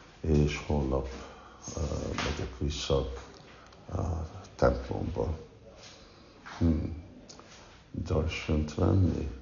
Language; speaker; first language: Hungarian; early bilingual, heritage; Hungarian